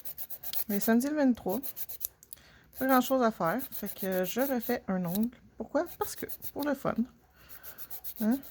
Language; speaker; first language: French; native; French